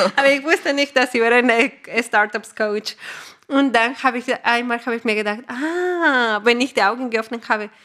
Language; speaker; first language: German; non-native, fluent; Spanish